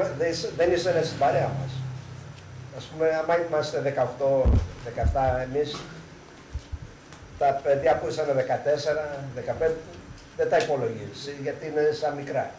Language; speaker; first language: Greek; early bilingual, heritage; Greek